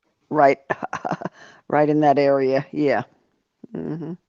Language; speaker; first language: English; native; English